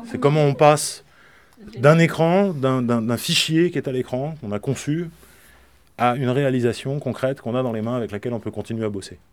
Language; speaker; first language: French; native; French